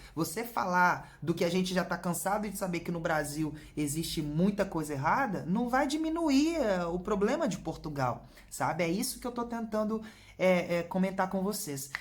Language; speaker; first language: Portuguese; native; Portuguese